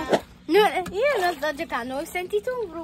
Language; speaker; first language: Italian; native; Italian